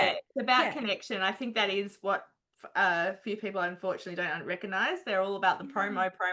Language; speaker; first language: English; native; English